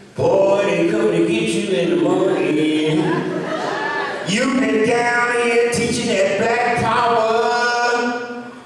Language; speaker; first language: English; native; English